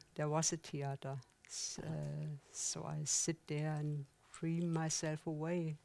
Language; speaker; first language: English; non-native, learner; German